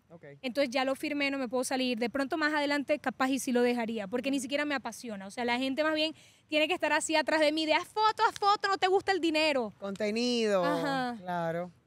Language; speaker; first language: Spanish; native; Spanish